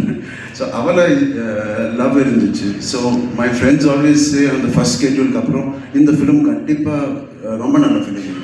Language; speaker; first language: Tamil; non-native, learner; Telugu